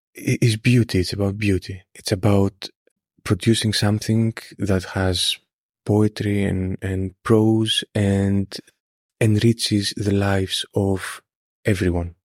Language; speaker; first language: English; non-native, fluent; Greek